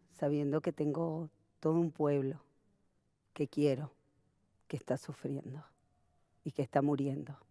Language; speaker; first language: Spanish; native; Spanish